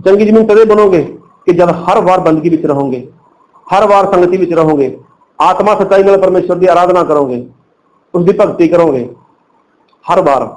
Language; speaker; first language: Hindi; non-native, local second language; Punjabi